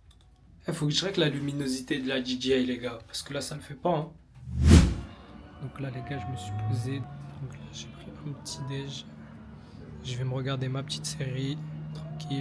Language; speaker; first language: French; native; French